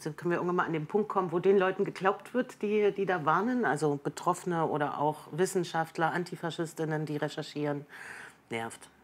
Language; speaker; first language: German; native; German